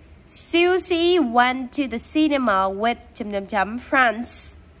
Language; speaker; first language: English; non-native, fluent; Vietnamese